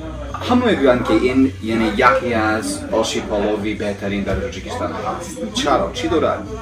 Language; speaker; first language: Persian; non-native, learner; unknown